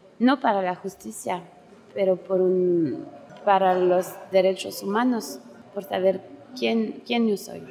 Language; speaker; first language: Spanish; non-native, learner; French